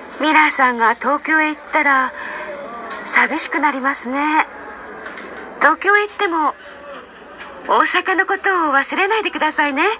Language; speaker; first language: Japanese; non-native, learner; Indonesian